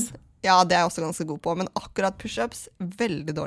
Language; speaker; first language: Norwegian; native; Norwegian